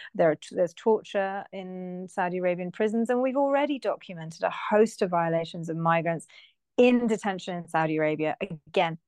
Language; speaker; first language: English; native; English